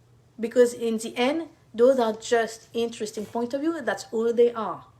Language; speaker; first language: English; non-native, fluent; French